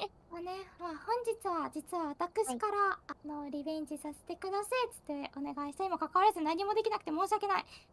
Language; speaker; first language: Japanese; native; Japanese